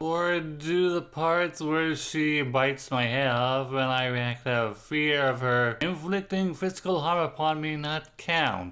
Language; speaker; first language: English; native; English